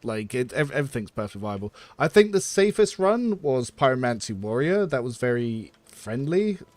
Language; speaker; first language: English; native; English